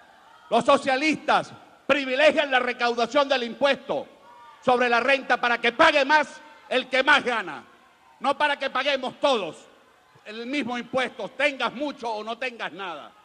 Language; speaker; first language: Spanish; native; Spanish